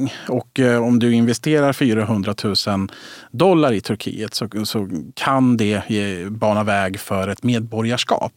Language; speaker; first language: Swedish; native; Swedish